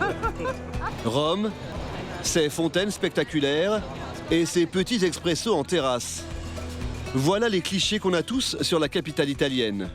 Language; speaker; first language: French; native; French